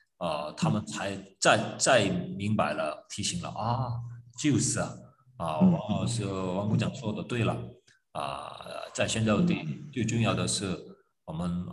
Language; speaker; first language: Chinese; non-native, fluent; Korean